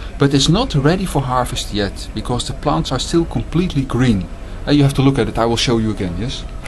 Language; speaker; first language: English; non-native, fluent; Dutch